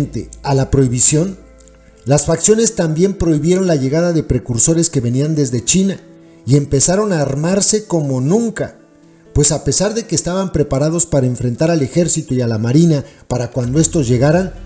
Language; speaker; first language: Spanish; native; Spanish